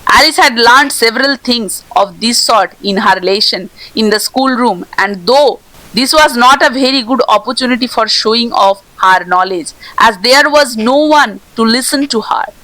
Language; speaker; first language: English; non-native, local second language; Bangla